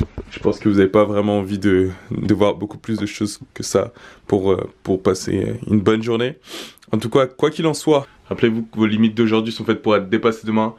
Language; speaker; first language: French; native; French